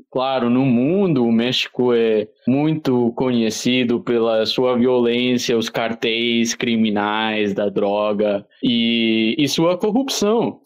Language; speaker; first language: Portuguese; non-native, fluent; Spanish